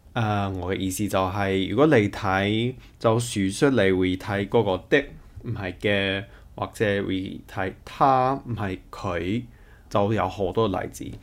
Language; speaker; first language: Chinese; non-native, fluent; English